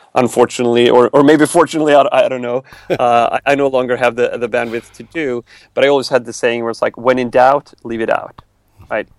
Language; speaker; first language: English; non-native, fluent; Swedish